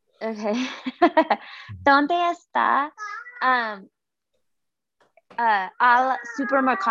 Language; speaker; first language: Spanish; non-native, learner; English